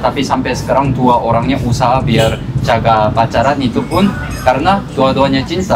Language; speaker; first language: Indonesian; non-native, fluent; Korean